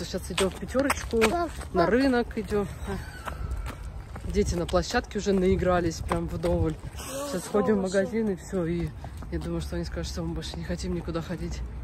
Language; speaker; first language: Russian; native; Russian